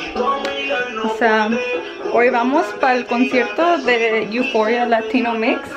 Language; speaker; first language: Spanish; early bilingual, heritage; Spanish